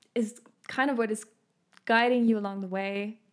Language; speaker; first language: English; non-native, fluent; German